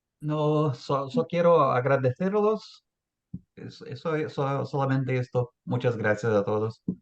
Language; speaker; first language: Spanish; non-native, fluent; Portuguese